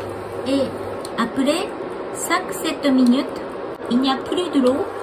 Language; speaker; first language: French; non-native, learner; Japanese